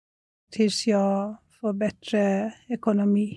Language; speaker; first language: Swedish; non-native, fluent; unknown